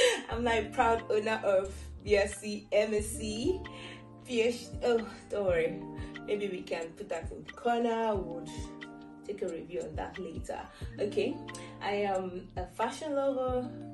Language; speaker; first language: English; non-native, local second language; Yoruba